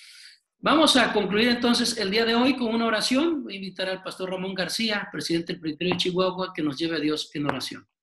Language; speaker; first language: Spanish; native; Spanish